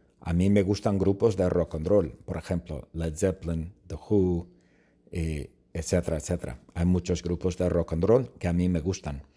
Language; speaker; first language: Spanish; non-native, fluent; English